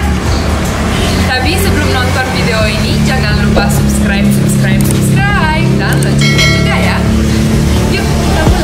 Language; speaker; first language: Indonesian; non-native, fluent; Romanian